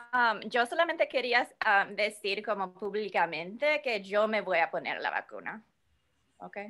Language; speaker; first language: Spanish; non-native, fluent; English